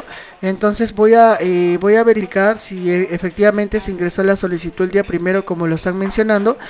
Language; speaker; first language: Spanish; native; Spanish